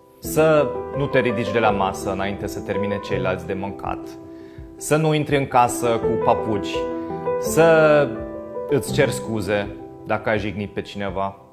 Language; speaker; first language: Romanian; non-native, fluent; German